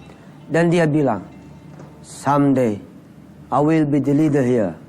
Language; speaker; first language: English; non-native, learner; Indonesian